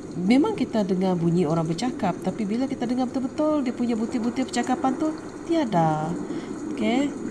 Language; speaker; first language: Malay; non-native, local second language; Iban